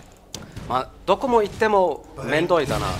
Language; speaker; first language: Japanese; non-native, learner; German